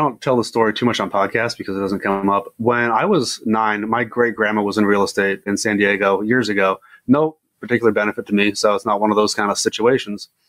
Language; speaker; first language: English; native; English